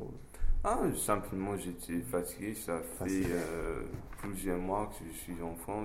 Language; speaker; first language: French; non-native, fluent; English